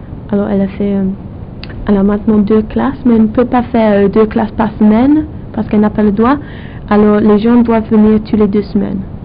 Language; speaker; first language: French; non-native, fluent; English